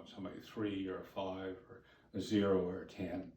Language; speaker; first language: English; native; English